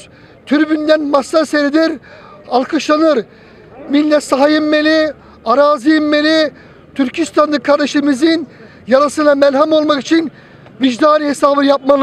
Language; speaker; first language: Turkish; native; Turkish